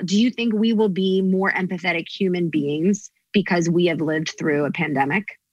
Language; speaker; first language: English; native; English